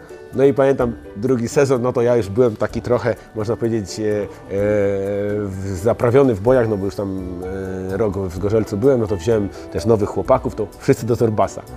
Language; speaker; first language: Polish; native; Polish